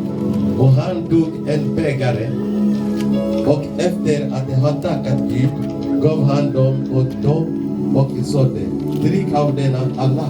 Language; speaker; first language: Swedish; non-native, fluent; Lingala